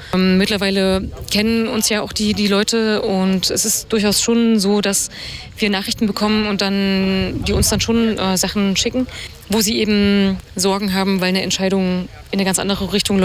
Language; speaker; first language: German; native; German